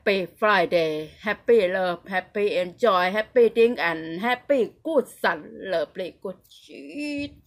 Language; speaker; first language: English; non-native, learner; Thai